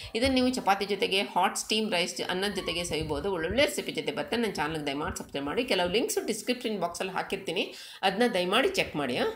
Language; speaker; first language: Kannada; non-native, local second language; Konkani